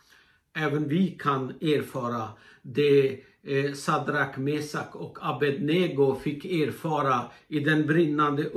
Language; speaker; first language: Swedish; non-native, fluent; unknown